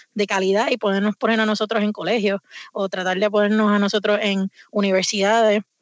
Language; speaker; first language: Spanish; native; Spanish